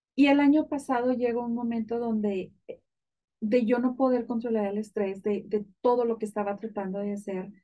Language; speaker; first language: Spanish; native; Spanish